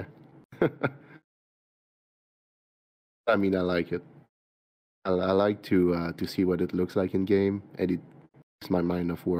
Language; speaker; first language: English; non-native, fluent; French